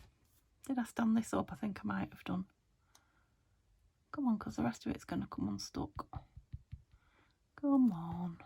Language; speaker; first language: English; native; English